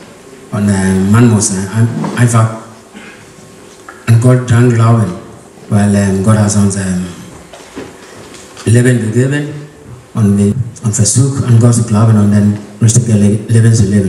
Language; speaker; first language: German; non-native, learner; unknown